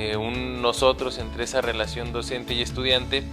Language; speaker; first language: Spanish; native; Spanish